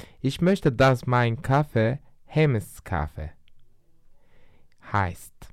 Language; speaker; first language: German; non-native, learner; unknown